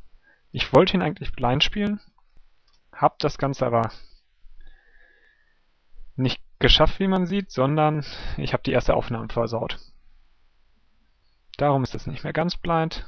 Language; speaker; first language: German; native; German